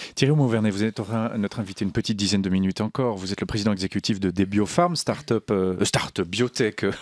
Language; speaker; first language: French; native; French